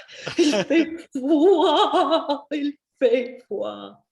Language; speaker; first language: French; non-native, fluent; English